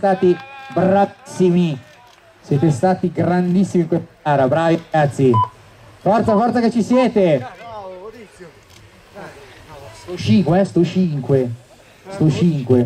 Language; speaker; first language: Italian; native; Italian